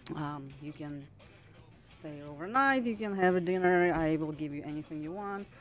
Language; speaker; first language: English; non-native, fluent; Russian